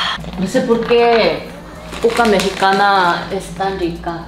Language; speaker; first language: Spanish; non-native, learner; Korean